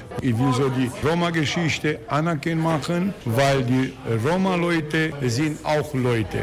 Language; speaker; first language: German; non-native, learner; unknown